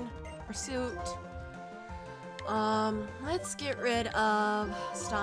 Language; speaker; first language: English; native; English